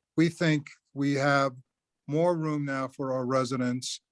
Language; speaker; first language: English; native; English